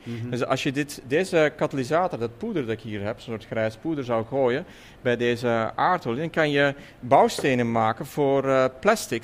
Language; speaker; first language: Dutch; native; Dutch